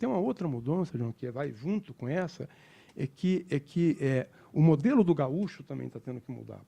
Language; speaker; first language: Portuguese; native; Portuguese